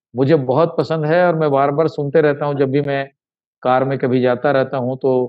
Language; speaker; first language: Hindi; native; Hindi